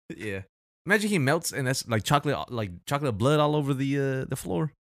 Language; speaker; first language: English; early bilingual, other home language; Filipino